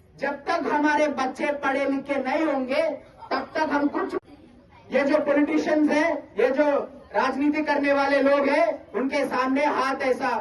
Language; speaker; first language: Hindi; non-native, local second language; Telugu